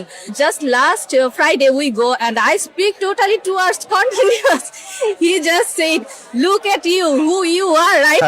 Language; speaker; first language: English; non-native, learner; Bangla